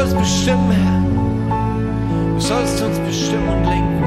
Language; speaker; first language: German; native; German